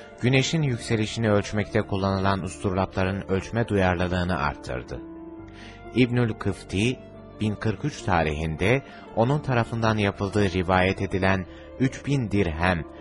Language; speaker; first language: Turkish; native; Turkish